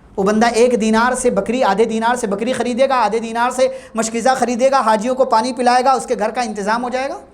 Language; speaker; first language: Urdu; native; Urdu